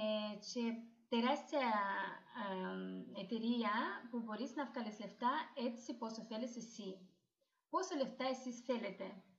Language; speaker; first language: Greek; non-native, learner; Russian